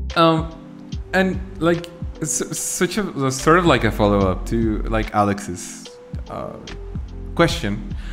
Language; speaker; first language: English; non-native, fluent; Spanish